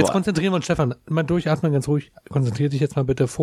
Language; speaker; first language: German; native; German